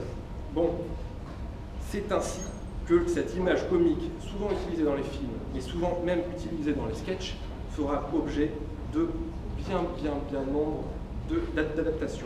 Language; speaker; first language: French; native; French